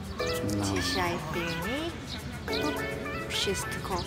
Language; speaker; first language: Polish; non-native, learner; Korean